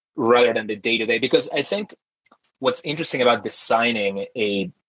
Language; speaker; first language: English; early bilingual, other home language; Spanish